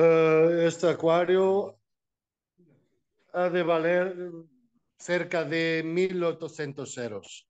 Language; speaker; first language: Spanish; non-native, fluent; Portuguese